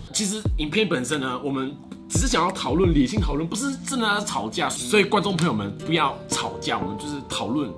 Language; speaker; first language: Chinese; native; Chinese